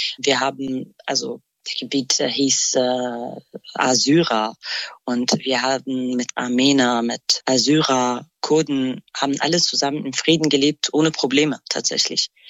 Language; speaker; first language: German; non-native, fluent; Kurdish